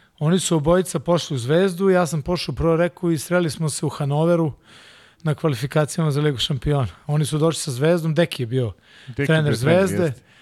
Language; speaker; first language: Serbian; non-native, local second language; Hungarian